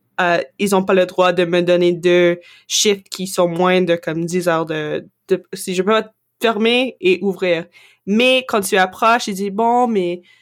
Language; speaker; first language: French; non-native, local second language; English